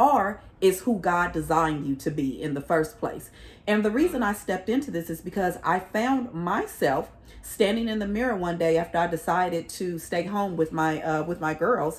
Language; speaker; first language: English; native; English